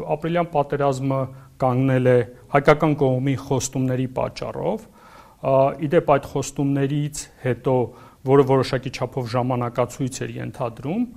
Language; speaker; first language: Armenian; native; Armenian